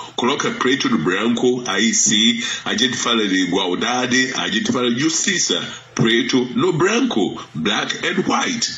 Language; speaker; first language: Portuguese; non-native, fluent; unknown